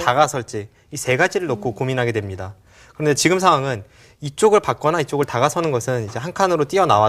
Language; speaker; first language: Korean; native; Korean